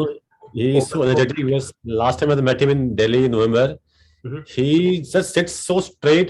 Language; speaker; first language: English; non-native, local second language; Hindi